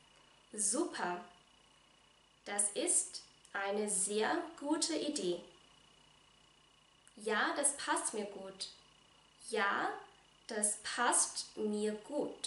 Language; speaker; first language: German; non-native, fluent; Vietnamese